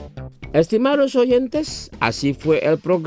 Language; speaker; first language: Spanish; non-native, fluent; Indonesian